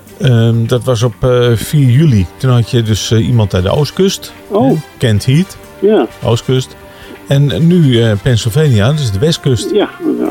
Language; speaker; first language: Dutch; native; Dutch